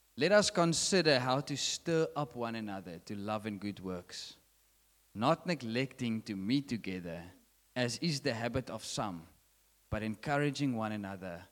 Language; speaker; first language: English; non-native, local second language; Afrikaans